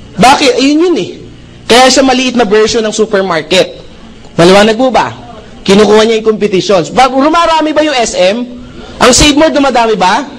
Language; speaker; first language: Filipino; non-native, local second language; Cebuano